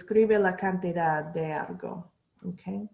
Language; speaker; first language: Spanish; non-native, fluent; English